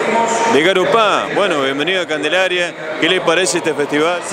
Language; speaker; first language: Spanish; native; Spanish